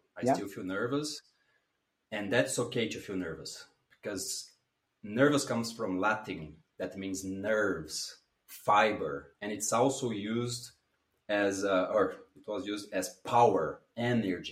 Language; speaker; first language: English; non-native, fluent; Portuguese